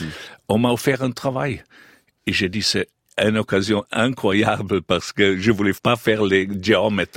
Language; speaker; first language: French; non-native, fluent; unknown